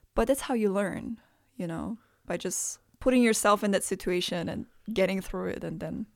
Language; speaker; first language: English; non-native, fluent; Indonesian